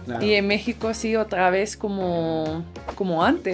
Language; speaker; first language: Spanish; non-native, fluent; Dutch